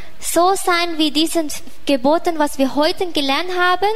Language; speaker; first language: German; non-native, fluent; Thai